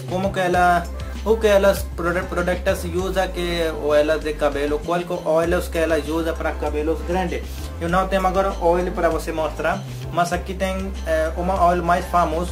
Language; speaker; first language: Portuguese; non-native, learner; Hindi